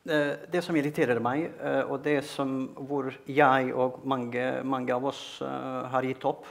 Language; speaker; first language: Norwegian; non-native, fluent; Bosnian